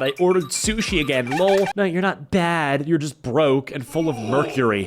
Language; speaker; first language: English; native; English